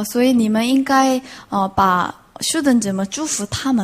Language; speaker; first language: Chinese; non-native, fluent; Korean